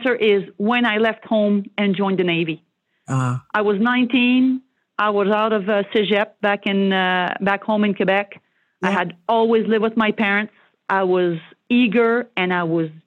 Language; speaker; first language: English; non-native, fluent; French